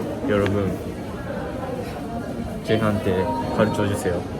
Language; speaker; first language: Korean; non-native, learner; Japanese